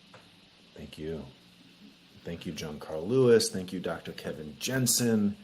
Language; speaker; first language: English; native; English